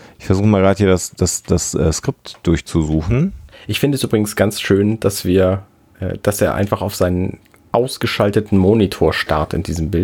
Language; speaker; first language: German; native; German